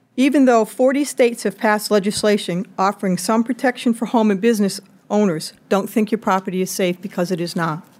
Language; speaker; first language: English; native; English